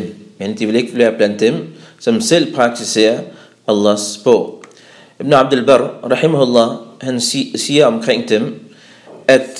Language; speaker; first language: Danish; early bilingual, other home language; Arabic